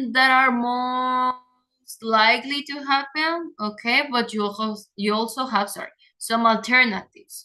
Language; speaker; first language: English; non-native, fluent; Spanish